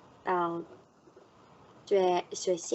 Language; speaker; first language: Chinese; non-native, learner; Spanish